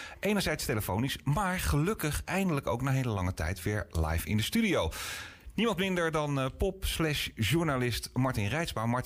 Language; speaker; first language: Dutch; native; Dutch